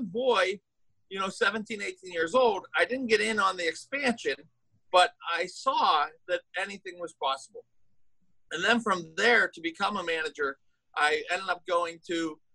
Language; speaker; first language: English; native; English